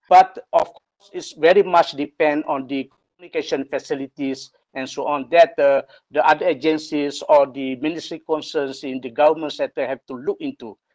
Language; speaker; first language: English; non-native, local second language; Malay